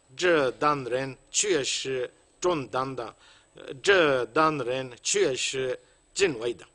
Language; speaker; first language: Chinese; non-native, fluent; Arabic